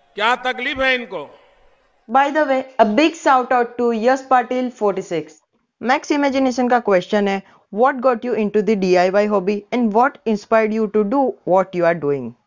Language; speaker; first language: Hindi; non-native, local second language; Gujarati